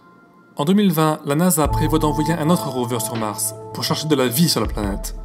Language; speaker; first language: French; native; French